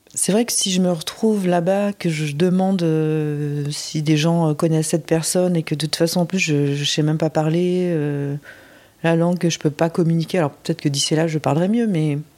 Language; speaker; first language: French; native; French